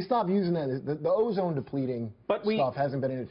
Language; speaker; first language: English; native; English